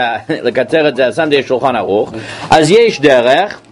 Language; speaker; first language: Hebrew; non-native, fluent; English